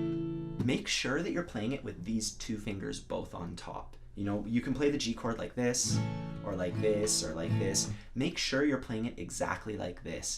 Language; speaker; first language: English; native; English